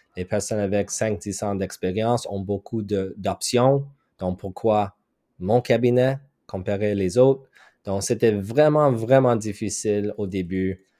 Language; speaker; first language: French; non-native, local second language; English